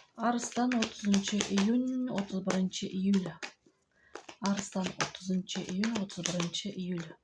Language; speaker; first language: Russian; non-native, local second language; Kazakh